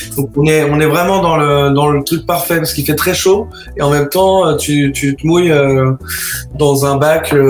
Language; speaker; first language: French; native; French